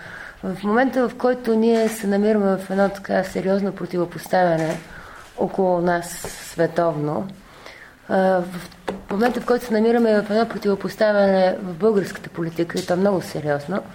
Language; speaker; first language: Bulgarian; native; Bulgarian